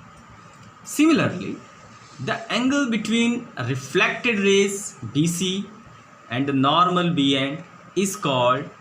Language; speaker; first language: English; non-native, local second language; Hindi